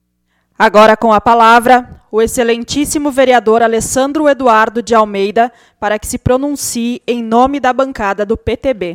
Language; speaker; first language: Portuguese; native; Portuguese